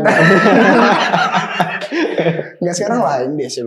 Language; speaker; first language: Indonesian; native; Indonesian